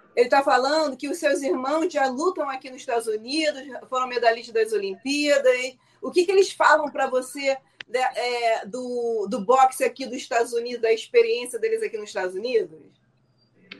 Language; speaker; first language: Portuguese; native; Portuguese